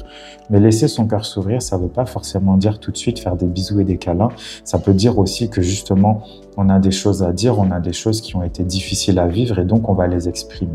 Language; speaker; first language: French; native; French